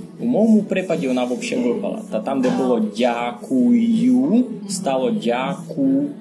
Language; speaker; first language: Ukrainian; native; Ukrainian